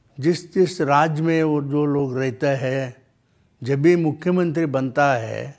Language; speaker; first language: Hindi; non-native, local second language; Kannada